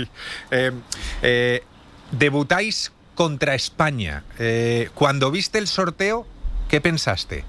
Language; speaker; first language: Spanish; native; Spanish